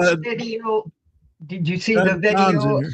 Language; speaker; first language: English; native; English